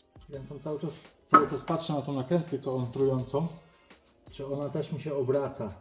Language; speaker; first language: Polish; native; Polish